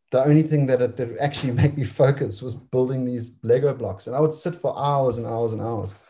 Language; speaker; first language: English; native; English